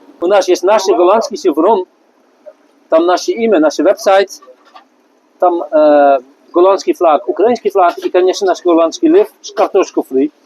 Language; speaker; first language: Russian; non-native, learner; Dutch